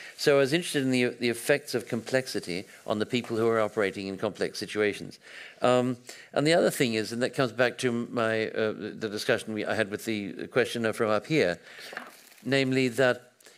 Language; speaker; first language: English; native; English